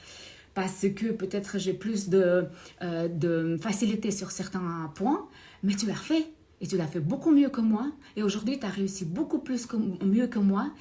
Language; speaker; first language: French; non-native, fluent; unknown